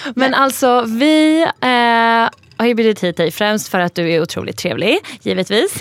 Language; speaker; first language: Swedish; early bilingual, other home language; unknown